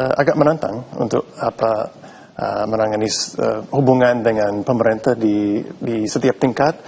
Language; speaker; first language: Indonesian; non-native, fluent; English